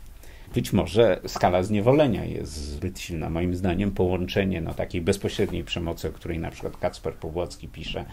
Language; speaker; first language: Polish; native; Polish